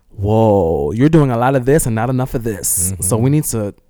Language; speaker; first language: English; native; English